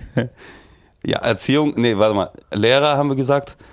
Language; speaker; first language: German; early bilingual, other home language; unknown